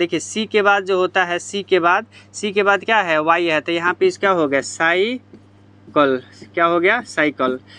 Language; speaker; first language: Hindi; native; Hindi